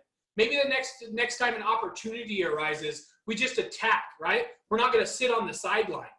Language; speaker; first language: English; native; English